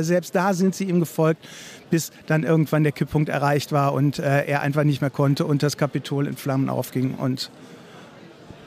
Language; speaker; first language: German; native; German